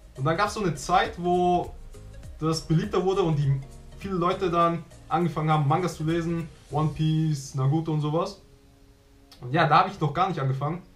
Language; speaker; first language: German; early bilingual, other home language; Vietnamese